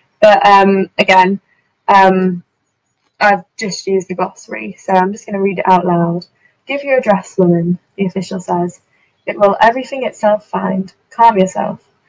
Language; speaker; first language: English; native; English